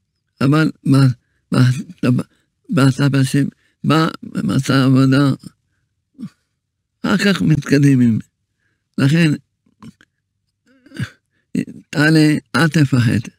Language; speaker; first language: Hebrew; early bilingual, other home language; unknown